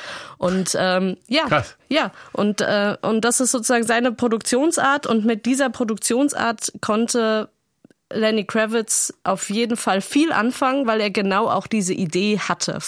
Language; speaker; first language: German; native; German